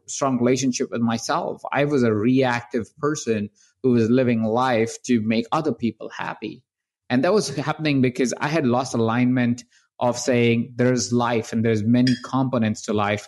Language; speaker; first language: English; non-native, local second language; Hindi